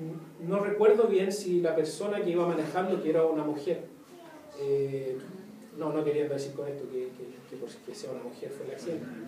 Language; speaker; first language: Spanish; native; Spanish